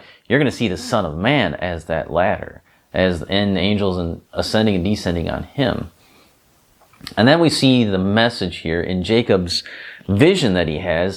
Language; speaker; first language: English; native; English